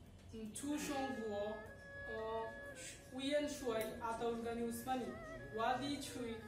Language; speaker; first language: Chinese; non-native, learner; Bangla